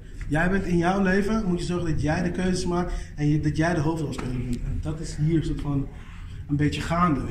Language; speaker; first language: Dutch; native; Dutch